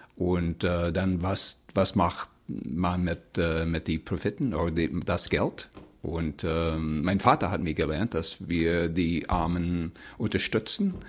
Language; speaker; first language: German; early bilingual, heritage; Plautdietsch